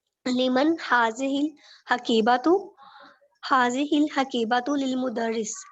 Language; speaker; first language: Arabic; non-native, learner; Urdu